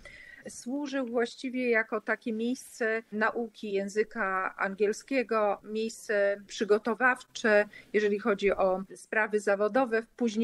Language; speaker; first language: Polish; native; Polish